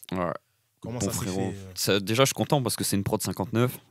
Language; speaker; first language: French; native; French